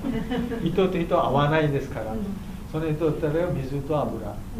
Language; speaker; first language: Japanese; non-native, learner; Bangla